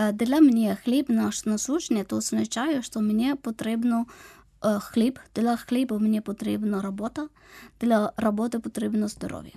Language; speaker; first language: Ukrainian; non-native, learner; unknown